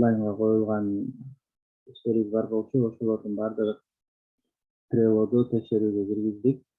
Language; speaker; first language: Kyrgyz; native; Kyrgyz